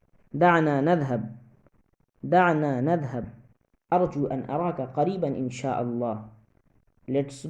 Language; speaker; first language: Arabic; non-native, fluent; Urdu